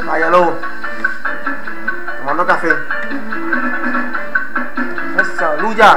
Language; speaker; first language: Spanish; native; Spanish